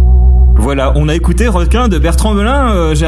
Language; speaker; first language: French; native; French